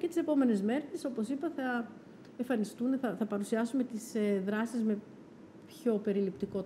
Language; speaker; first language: Greek; native; Greek